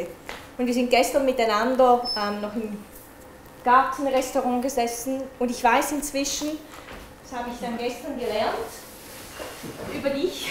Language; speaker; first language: German; native; German